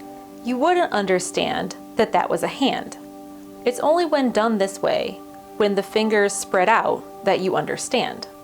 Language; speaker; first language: English; native; English